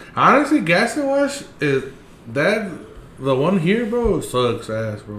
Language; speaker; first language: English; early bilingual, other home language; Spanish